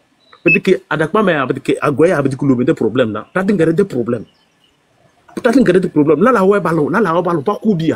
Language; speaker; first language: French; non-native, local second language; Ewe